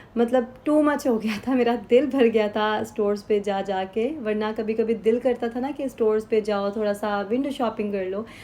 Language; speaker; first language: Urdu; native; Urdu